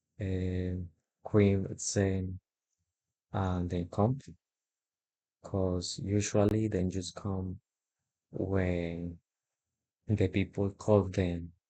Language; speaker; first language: English; non-native, learner; Spanish